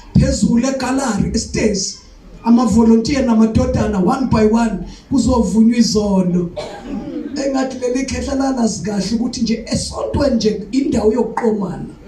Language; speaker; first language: Zulu; native; Zulu